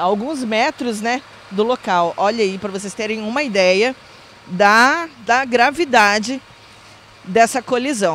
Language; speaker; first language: Portuguese; native; Portuguese